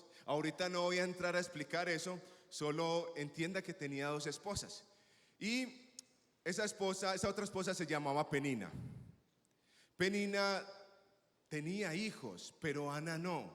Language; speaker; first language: Spanish; native; Spanish